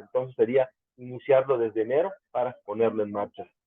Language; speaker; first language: Spanish; native; Spanish